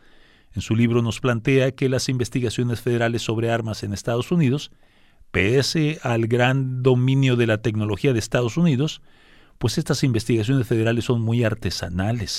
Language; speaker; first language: Spanish; native; Spanish